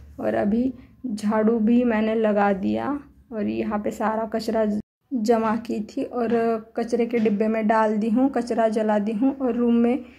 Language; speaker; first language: Hindi; non-native, local second language; Marathi